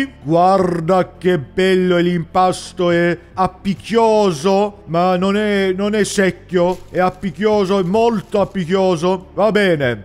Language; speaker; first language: Italian; non-native, learner; English